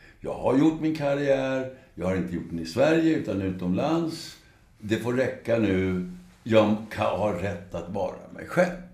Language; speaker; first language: Swedish; native; Swedish